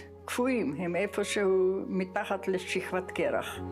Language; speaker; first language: Hebrew; non-native, fluent; Czech